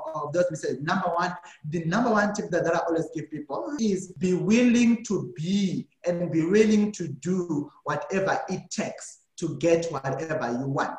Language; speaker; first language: English; non-native, local second language; Shona